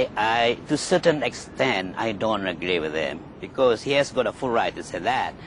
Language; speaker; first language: English; non-native, fluent; Indonesian